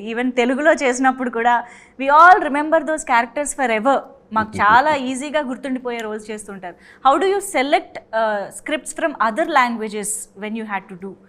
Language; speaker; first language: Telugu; native; Telugu